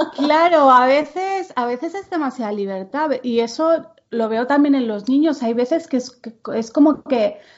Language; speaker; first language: Spanish; non-native, local second language; Catalan